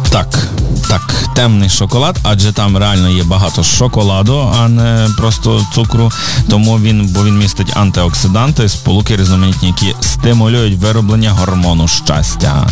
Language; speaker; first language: Ukrainian; native; Ukrainian